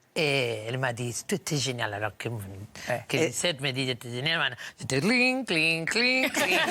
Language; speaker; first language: French; non-native, fluent; Spanish